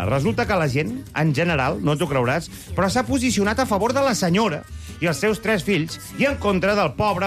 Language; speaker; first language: Catalan; native; Catalan